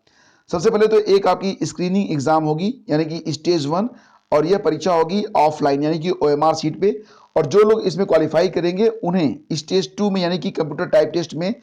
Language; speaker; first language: Hindi; native; Hindi